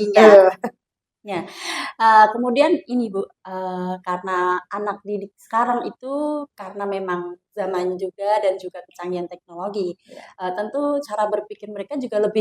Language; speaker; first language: Indonesian; non-native, local second language; Javanese